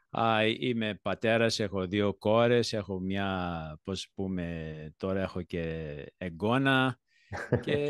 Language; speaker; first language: Greek; early bilingual, heritage; Greek